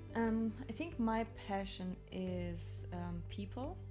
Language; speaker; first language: German; native; German